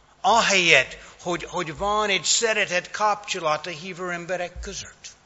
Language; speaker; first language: Hungarian; non-native, fluent; English